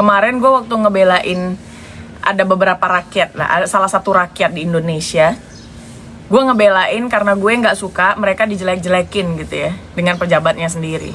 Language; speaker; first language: Indonesian; native; Indonesian